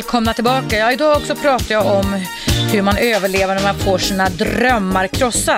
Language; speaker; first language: Swedish; native; Swedish